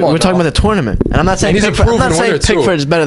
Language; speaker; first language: English; native; English